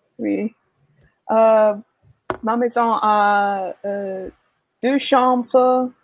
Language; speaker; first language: French; non-native, learner; English